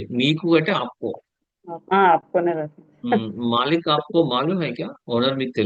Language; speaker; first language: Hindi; non-native, learner; Telugu